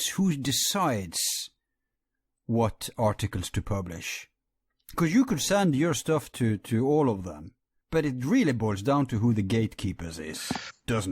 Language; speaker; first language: English; non-native, fluent; Norwegian